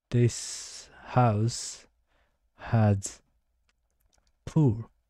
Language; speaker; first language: English; non-native, learner; Japanese